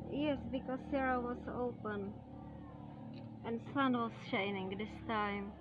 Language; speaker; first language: English; non-native, learner; Czech